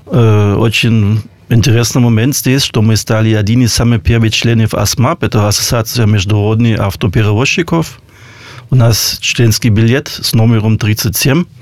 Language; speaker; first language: Russian; non-native, fluent; German